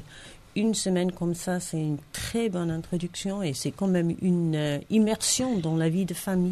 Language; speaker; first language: French; non-native, fluent; English